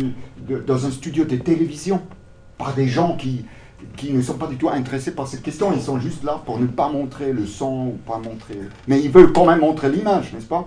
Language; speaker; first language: French; non-native, local second language; German